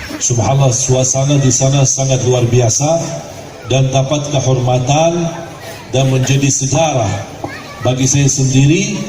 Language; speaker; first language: Malay; non-native, fluent; Arabic